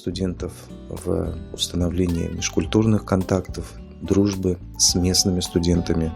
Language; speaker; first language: Russian; non-native, local second language; Yakut